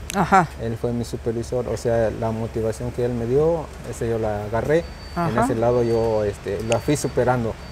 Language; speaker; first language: Spanish; native; Spanish